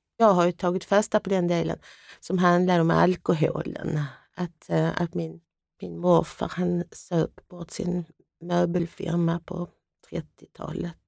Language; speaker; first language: Swedish; native; Swedish